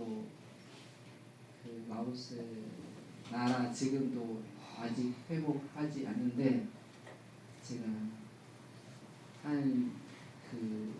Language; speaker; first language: Korean; non-native, learner; Lao